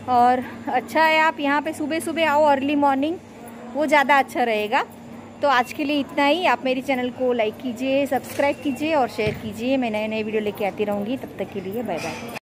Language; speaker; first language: Hindi; non-native, local second language; Gujarati